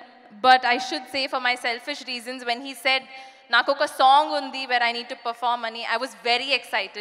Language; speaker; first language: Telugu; non-native, learner; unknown